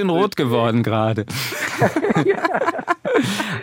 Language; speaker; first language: German; native; German